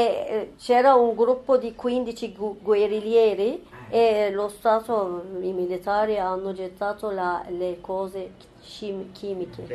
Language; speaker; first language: Italian; non-native, fluent; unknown